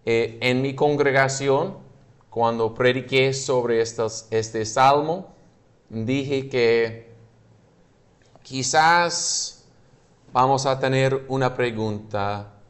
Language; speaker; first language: Spanish; non-native, fluent; English